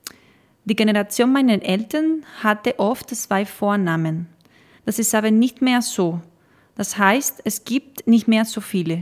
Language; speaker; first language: German; non-native, fluent; Spanish